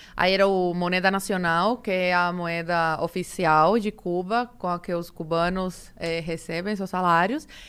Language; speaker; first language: Portuguese; early bilingual, other home language; Spanish